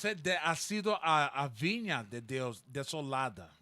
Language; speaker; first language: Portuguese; non-native, learner; Spanish